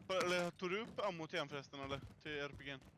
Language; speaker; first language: Swedish; native; Swedish